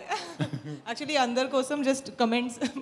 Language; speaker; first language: Telugu; non-native, fluent; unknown